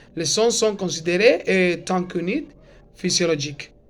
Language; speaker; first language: French; non-native, learner; Spanish